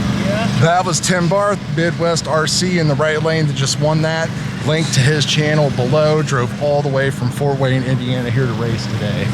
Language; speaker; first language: English; native; English